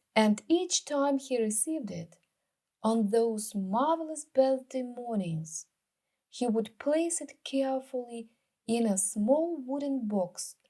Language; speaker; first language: English; non-native, fluent; Ukrainian